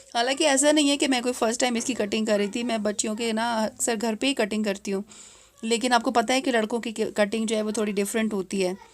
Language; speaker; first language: Urdu; native; Urdu